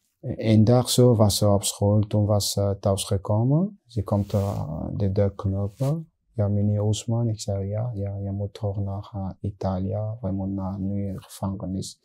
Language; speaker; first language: Dutch; non-native, learner; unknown